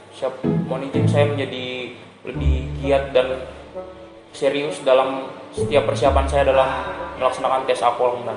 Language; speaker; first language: Indonesian; native; Indonesian